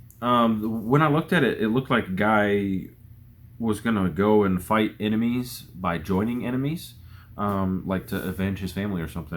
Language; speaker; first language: English; native; English